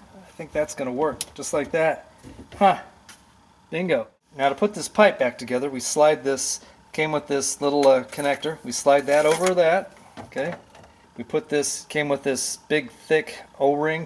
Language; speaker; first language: English; native; English